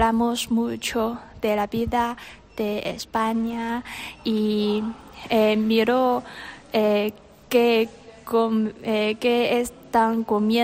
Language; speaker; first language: Spanish; non-native, learner; Chinese